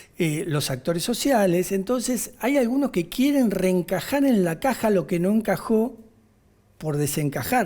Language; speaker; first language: Spanish; native; Spanish